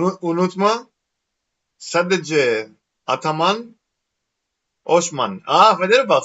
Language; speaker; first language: Turkish; non-native, learner; Greek